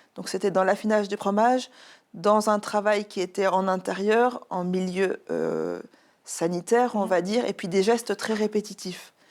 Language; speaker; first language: French; native; French